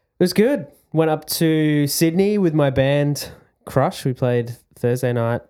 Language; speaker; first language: English; native; English